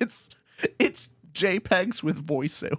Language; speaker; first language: English; native; English